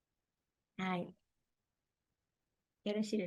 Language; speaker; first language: Japanese; non-native, fluent; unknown